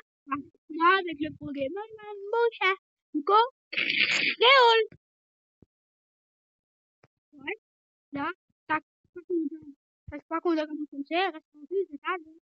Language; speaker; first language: French; non-native, local second language; Morisyen